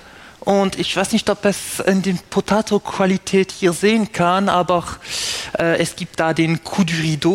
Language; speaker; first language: German; non-native, fluent; French